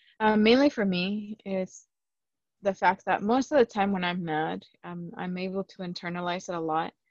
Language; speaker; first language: English; early bilingual, other home language; Spanish